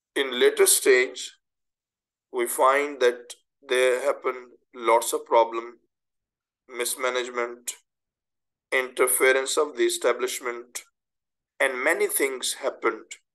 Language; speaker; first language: English; non-native, local second language; Urdu